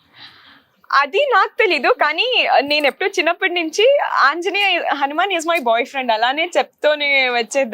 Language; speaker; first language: Telugu; non-native, local second language; Kannada